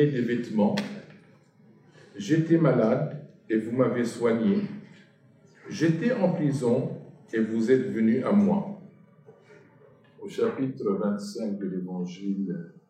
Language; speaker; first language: French; non-native, fluent; Arabic